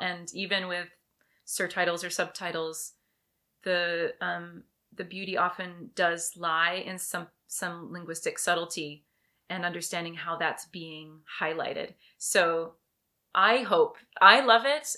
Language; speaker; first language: English; early bilingual, other home language; French